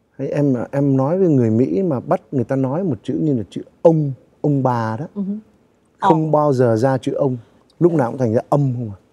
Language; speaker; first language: Vietnamese; native; Vietnamese